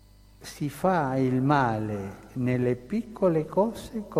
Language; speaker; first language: Italian; non-native, fluent; Spanish